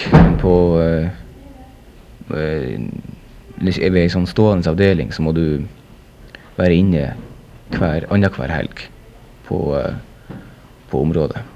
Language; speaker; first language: Norwegian; native; Norwegian